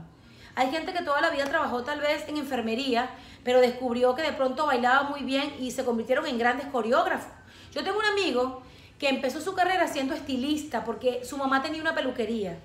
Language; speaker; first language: Spanish; native; Spanish